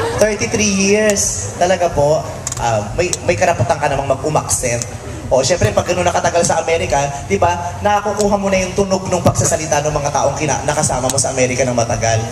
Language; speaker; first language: Filipino; native; Filipino